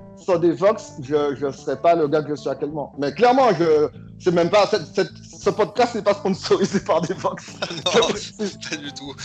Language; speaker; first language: French; native; French